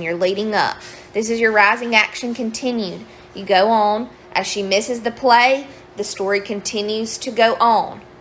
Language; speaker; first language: English; native; English